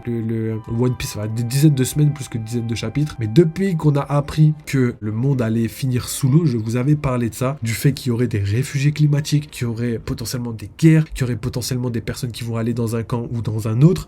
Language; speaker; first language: French; native; French